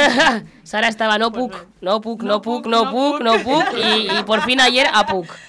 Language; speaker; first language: Spanish; native; Spanish